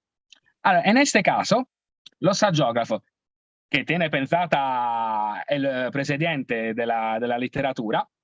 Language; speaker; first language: Spanish; non-native, learner; Italian